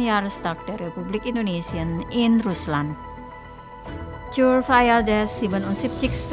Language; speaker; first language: German; non-native, fluent; Indonesian